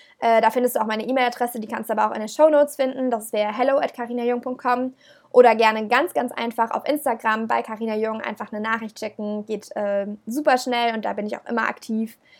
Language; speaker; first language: German; native; German